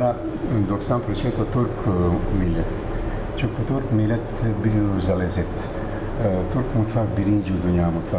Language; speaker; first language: Turkish; non-native, learner; Bosnian